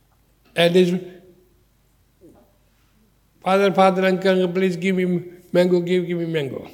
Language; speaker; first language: English; non-native, learner; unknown